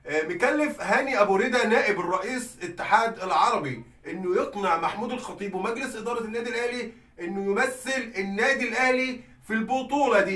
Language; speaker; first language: Arabic; native; Arabic